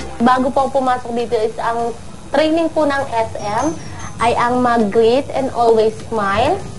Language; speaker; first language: Filipino; native; Filipino